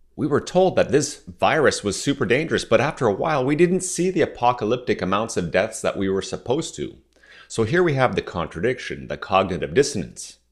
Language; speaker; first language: English; non-native, fluent; French